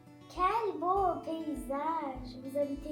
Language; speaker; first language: French; non-native, learner; Turkish